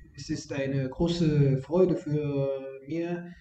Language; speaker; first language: German; early bilingual, other home language; Spanish